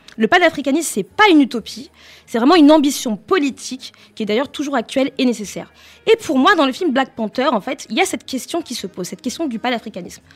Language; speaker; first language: French; native; French